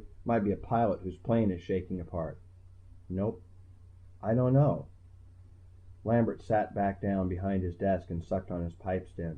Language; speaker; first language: English; native; English